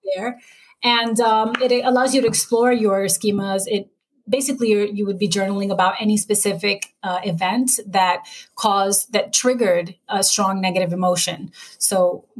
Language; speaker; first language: English; native; English